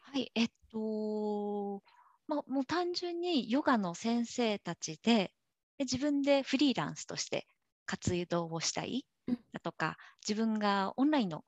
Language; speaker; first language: Japanese; native; Japanese